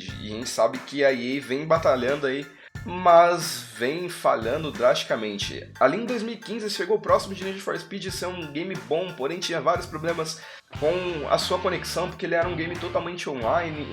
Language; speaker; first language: Portuguese; native; Portuguese